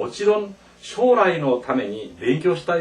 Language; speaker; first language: Japanese; non-native, fluent; Korean